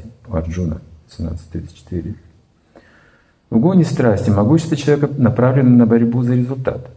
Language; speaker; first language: Russian; native; Russian